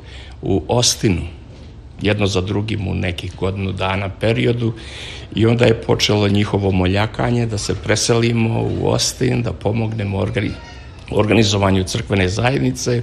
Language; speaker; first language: Serbian; native; Serbian